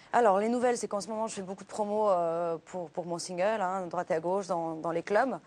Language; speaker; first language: French; non-native, local second language; Portuguese